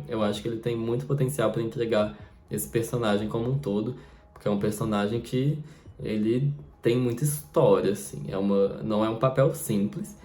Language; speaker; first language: Portuguese; native; Portuguese